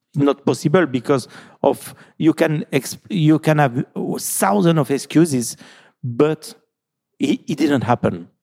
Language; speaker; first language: English; non-native, fluent; French